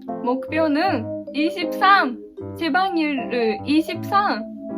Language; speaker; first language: Korean; non-native, learner; Japanese